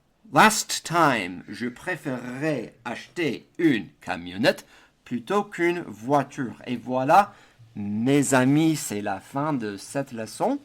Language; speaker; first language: French; non-native, fluent; English